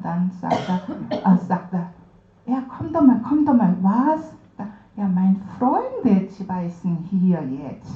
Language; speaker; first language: German; non-native, learner; Korean